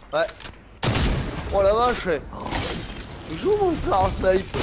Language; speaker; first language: French; native; French